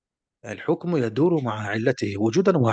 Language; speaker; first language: Arabic; non-native, fluent; French